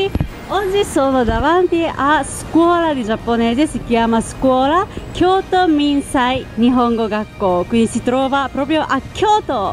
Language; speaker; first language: Italian; non-native, fluent; Japanese